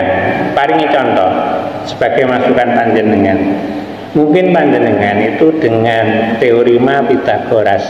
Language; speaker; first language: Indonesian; non-native, local second language; Javanese